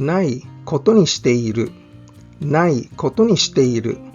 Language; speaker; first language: Japanese; non-native, fluent; English